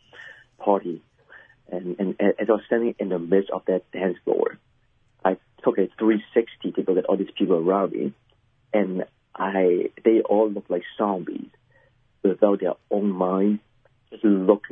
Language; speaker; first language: English; early bilingual, other home language; Cantonese